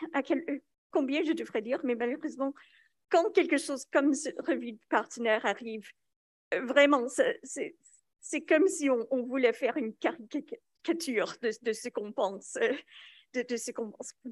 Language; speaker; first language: French; non-native, local second language; English